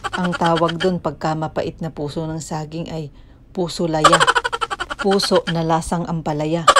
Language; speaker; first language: Filipino; native; Filipino